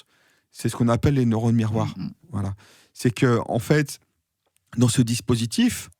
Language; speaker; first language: French; native; French